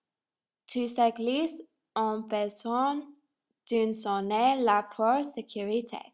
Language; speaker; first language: French; non-native, learner; English